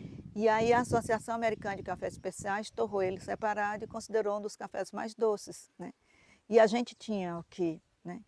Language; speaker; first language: Portuguese; native; Portuguese